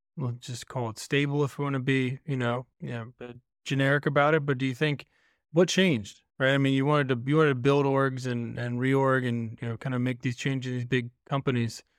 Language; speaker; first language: English; native; English